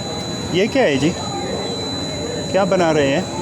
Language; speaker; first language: Hindi; non-native, learner; English